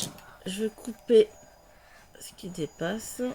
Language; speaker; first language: French; native; French